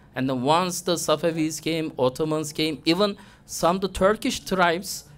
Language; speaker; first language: English; non-native, fluent; Turkish